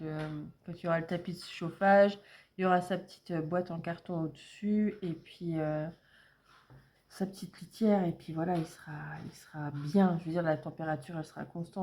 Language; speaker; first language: French; native; French